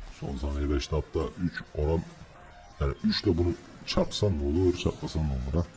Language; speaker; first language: Turkish; native; Turkish